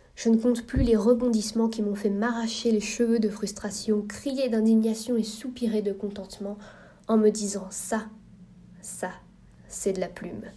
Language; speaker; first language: French; native; French